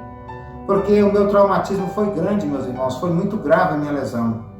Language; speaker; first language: Portuguese; native; Portuguese